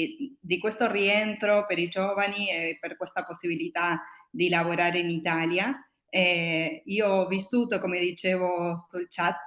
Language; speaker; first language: Italian; non-native, fluent; Spanish